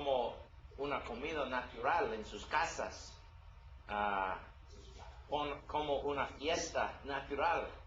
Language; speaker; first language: Spanish; non-native, learner; English